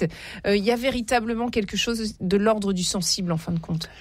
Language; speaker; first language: French; native; French